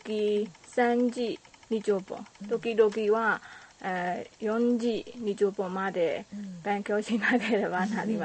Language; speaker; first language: Japanese; non-native, learner; Burmese